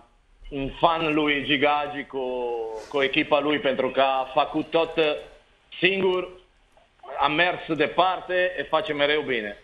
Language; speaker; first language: Romanian; non-native, learner; Italian